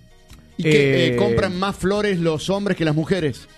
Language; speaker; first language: Spanish; native; Spanish